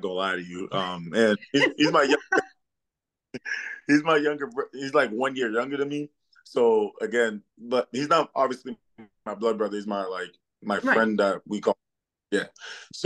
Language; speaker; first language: English; early bilingual, other home language; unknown